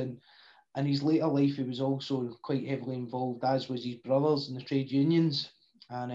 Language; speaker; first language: English; native; English